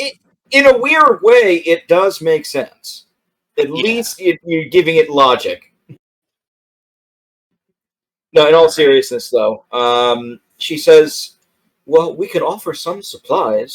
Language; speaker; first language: English; native; English